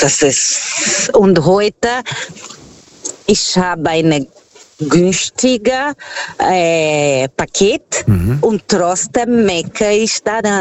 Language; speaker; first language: German; non-native, fluent; Portuguese